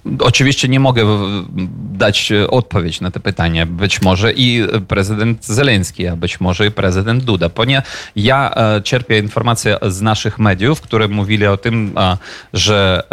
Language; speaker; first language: Polish; non-native, fluent; Ukrainian